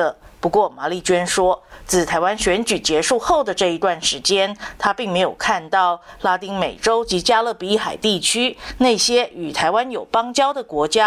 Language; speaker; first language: Chinese; native; Chinese